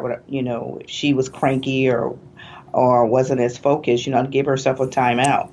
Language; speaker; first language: English; native; English